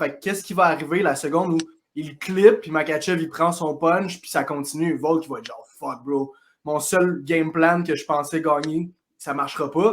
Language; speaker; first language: French; native; French